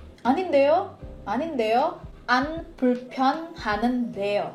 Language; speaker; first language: Korean; non-native, fluent; Indonesian